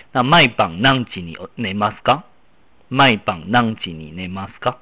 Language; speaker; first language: Japanese; non-native, fluent; Chinese